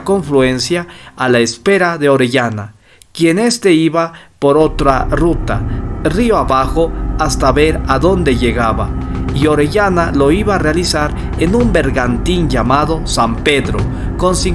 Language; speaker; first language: Spanish; native; Spanish